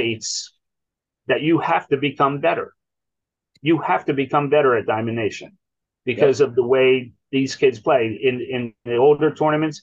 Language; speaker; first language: English; native; English